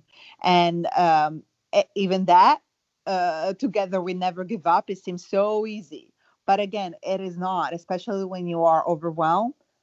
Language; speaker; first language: English; non-native, fluent; Italian